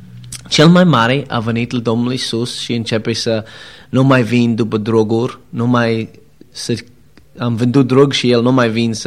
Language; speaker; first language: Romanian; non-native, learner; English